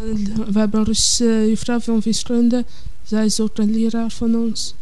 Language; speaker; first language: Dutch; early bilingual, other home language; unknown